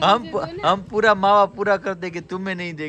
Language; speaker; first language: Hindi; non-native, local second language; Gujarati